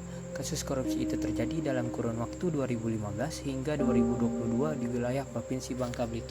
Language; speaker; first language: Indonesian; native; Indonesian